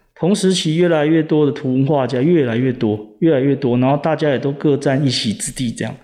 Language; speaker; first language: Chinese; native; Chinese